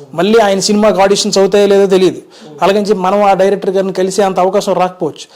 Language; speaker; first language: Telugu; native; Telugu